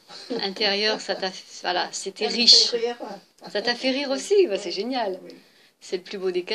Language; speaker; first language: French; native; French